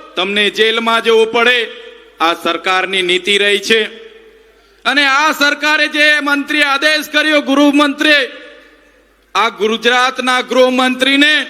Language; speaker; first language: Gujarati; non-native, local second language; Vasavi